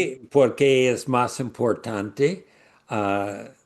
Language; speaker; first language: Spanish; non-native, learner; English